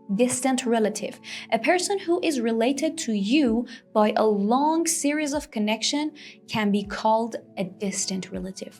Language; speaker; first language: English; non-native, fluent; Persian